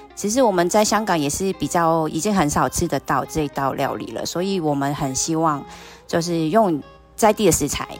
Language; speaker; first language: Chinese; non-native, fluent; Cantonese